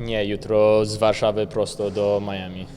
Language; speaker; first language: Polish; early bilingual, heritage; Polish